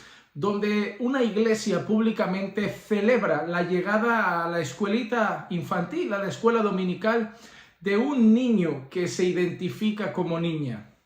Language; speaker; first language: Spanish; native; Spanish